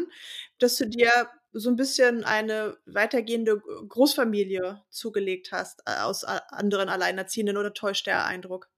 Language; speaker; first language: German; native; German